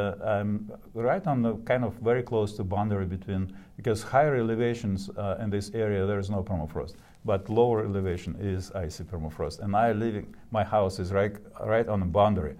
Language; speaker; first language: English; non-native, fluent; Russian